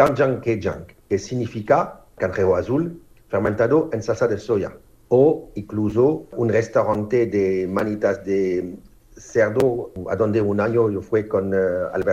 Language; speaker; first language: Spanish; non-native, fluent; French